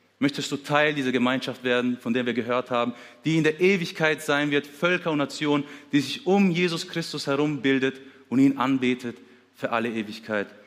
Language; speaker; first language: German; early bilingual, other home language; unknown